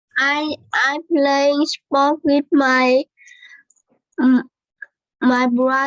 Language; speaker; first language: English; non-native, learner; Vietnamese